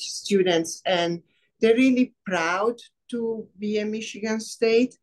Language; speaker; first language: English; non-native, fluent; Italian